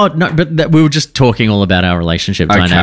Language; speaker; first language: English; native; English